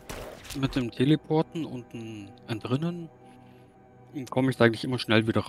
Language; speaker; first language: German; native; German